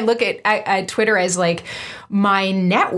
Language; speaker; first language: English; native; English